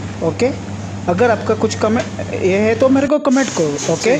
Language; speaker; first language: Hindi; non-native, local second language; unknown